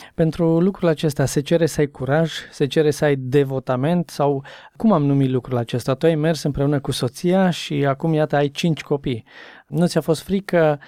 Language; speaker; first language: Romanian; native; Romanian